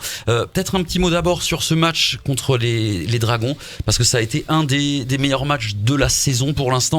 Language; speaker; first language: French; native; French